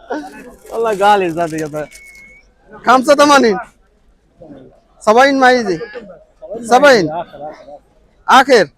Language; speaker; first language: Arabic; non-native, learner; Bangla